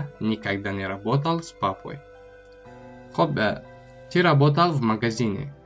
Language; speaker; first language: Russian; non-native, local second language; Tajik